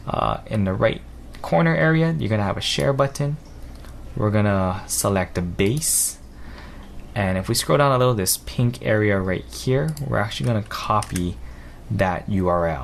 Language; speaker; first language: English; native; English